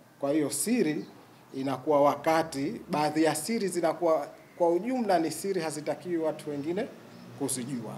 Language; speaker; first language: Swahili; native; Swahili